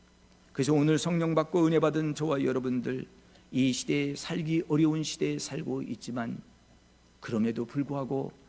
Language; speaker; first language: Korean; native; Korean